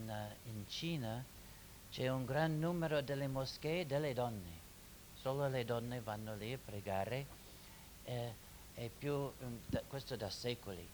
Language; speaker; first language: Italian; non-native, fluent; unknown